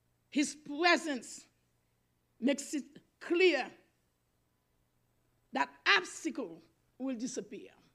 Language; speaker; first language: English; non-native, learner; Haitian Creole